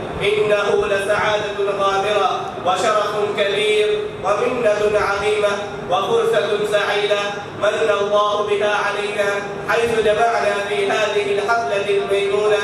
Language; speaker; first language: Arabic; non-native, fluent; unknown